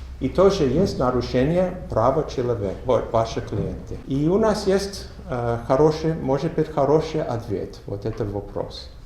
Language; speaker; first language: Russian; non-native, learner; English